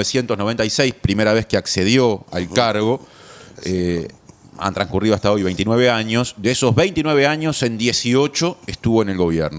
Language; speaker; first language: Spanish; native; Spanish